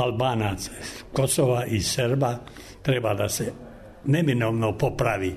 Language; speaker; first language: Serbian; non-native, local second language; Albanian